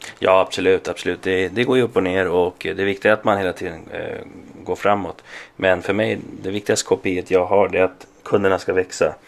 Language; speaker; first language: Swedish; early bilingual, other home language; Spanish